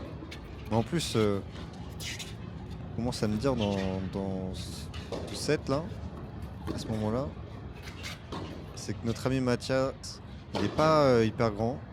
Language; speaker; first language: French; native; French